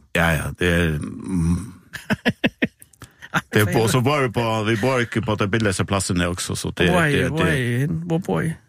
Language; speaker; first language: Danish; non-native, local second language; Faroese